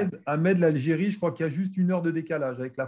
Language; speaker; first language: French; native; French